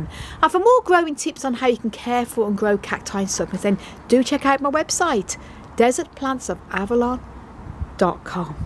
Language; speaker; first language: English; native; English